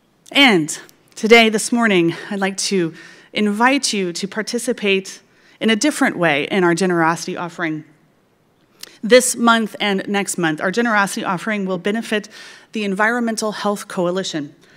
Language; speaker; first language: English; native; English